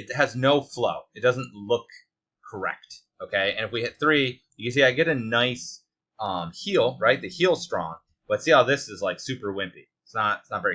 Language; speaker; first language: English; native; English